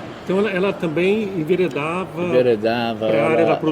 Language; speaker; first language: Portuguese; native; Portuguese